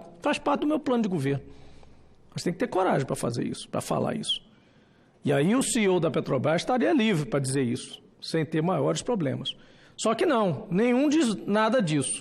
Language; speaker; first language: Portuguese; native; Portuguese